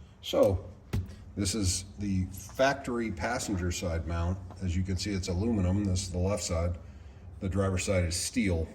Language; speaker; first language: English; native; English